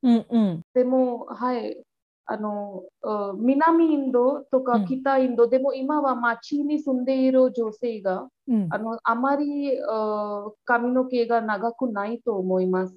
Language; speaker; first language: Japanese; non-native, learner; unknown